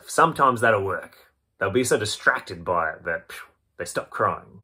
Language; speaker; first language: English; native; English